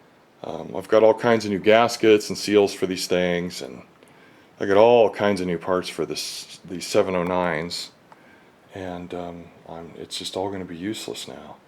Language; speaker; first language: English; native; English